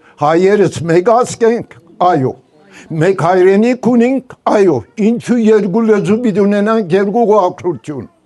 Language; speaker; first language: Armenian; non-native, local second language; Turkish